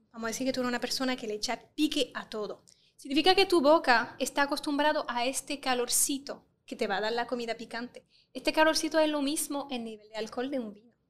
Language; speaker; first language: Spanish; non-native, fluent; French